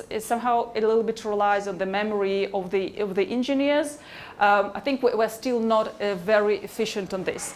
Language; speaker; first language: English; non-native, fluent; Hebrew